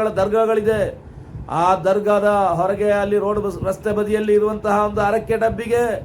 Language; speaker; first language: Kannada; non-native, local second language; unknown